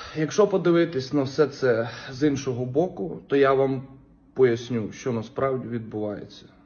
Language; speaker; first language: Ukrainian; non-native, local second language; Russian